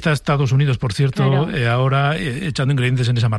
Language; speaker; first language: Spanish; native; Spanish